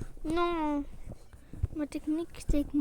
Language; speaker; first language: French; native; French